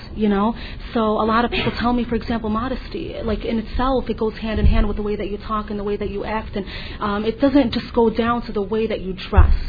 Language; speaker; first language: English; native; English